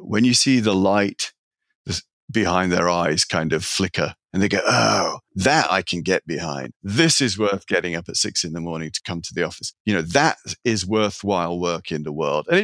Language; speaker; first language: English; native; English